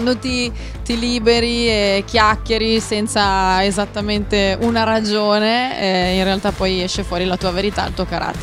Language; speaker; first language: Italian; native; Italian